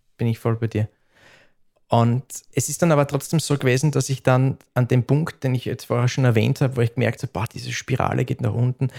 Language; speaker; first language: German; native; German